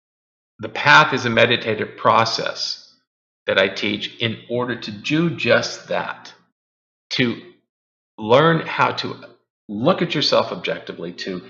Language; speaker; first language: English; native; English